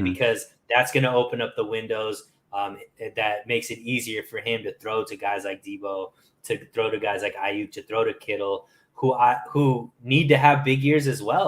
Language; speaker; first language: English; native; English